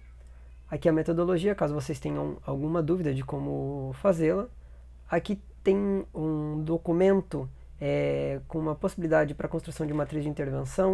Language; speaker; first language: Portuguese; native; Portuguese